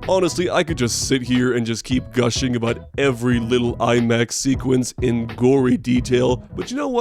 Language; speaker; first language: English; native; English